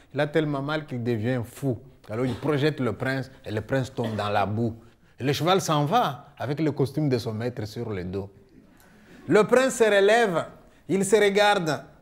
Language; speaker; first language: French; non-native, local second language; Luba-Lulua